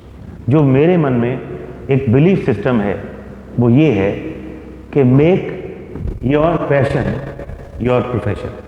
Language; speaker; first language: Hindi; native; Hindi